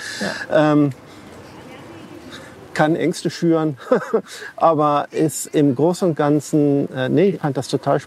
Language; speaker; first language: German; native; German